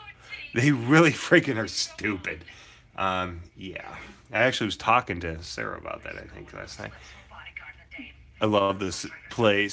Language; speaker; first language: English; native; English